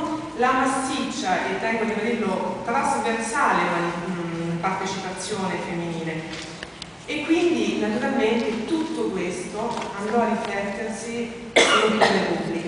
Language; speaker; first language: Italian; native; Italian